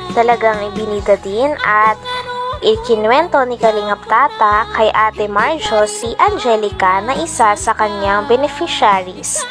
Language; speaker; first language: Filipino; native; Filipino